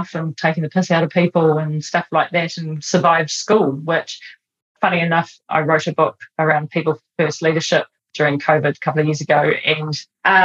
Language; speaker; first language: English; native; English